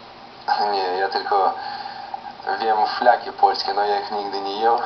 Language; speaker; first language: Polish; non-native, learner; Russian